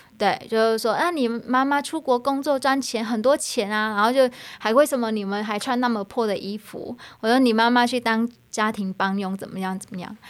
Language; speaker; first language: Chinese; non-native, fluent; Vietnamese